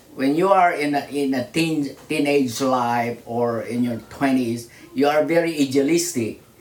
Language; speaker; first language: English; non-native, local second language; Filipino